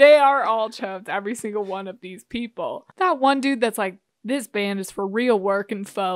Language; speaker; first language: English; native; English